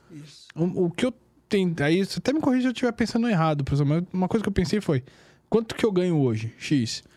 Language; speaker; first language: Portuguese; native; Portuguese